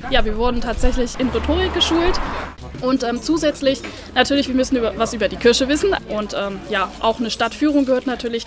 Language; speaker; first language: German; native; German